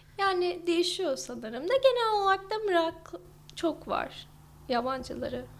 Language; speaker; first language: Turkish; non-native, fluent; English